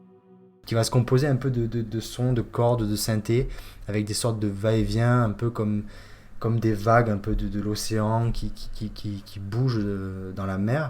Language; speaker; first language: French; native; French